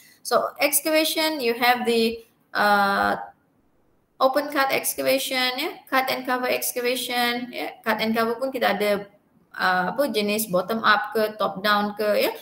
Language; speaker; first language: English; non-native, local second language; Malay